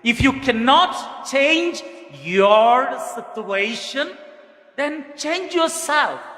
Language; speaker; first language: English; non-native, local second language; Tamil